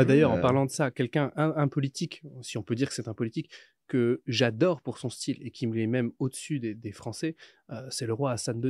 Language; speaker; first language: French; native; French